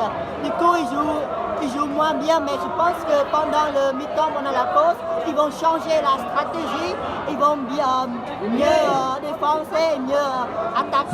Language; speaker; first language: French; non-native, fluent; Khmer